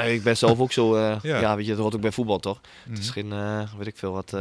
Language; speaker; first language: Dutch; native; Dutch